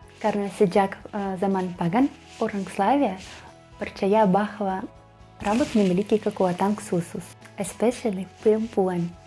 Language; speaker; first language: Indonesian; non-native, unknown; Russian